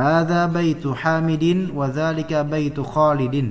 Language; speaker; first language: Arabic; non-native, fluent; Indonesian